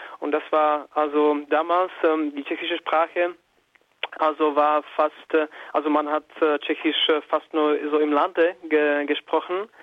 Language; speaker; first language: German; non-native, fluent; Czech